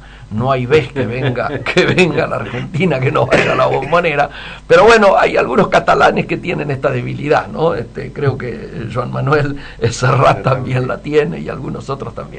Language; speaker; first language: Spanish; native; Spanish